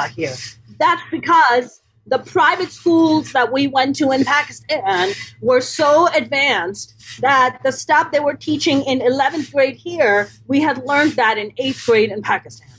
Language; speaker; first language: English; non-native, local second language; Urdu